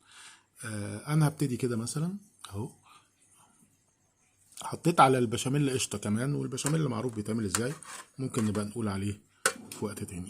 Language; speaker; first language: Arabic; native; Arabic